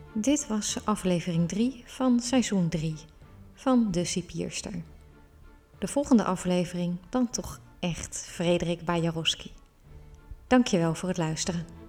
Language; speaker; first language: Dutch; native; Dutch